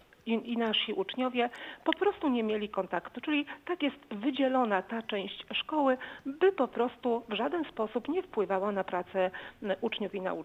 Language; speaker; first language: Polish; native; Polish